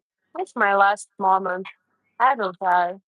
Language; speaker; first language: English; non-native, learner; Russian